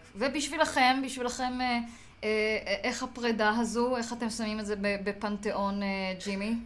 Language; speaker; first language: Hebrew; native; Hebrew